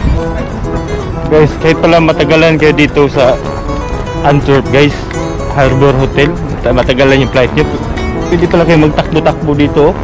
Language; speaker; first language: Filipino; non-native, local second language; Cebuano